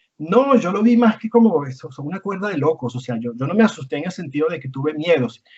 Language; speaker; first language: Spanish; native; Spanish